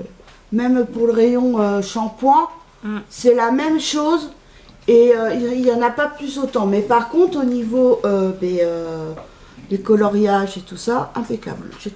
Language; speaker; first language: French; native; French